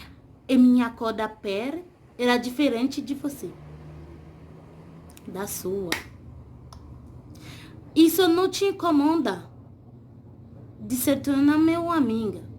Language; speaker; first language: Portuguese; non-native, learner; Haitian Creole